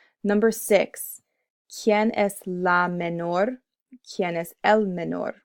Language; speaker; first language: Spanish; non-native, fluent; English